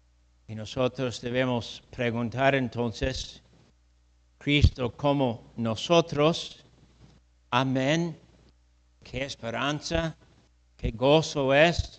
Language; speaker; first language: Spanish; non-native, fluent; English